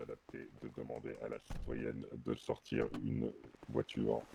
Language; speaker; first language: French; native; French